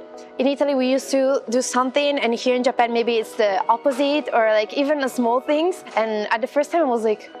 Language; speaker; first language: English; non-native, fluent; Italian